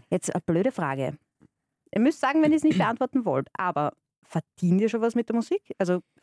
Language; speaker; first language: German; native; German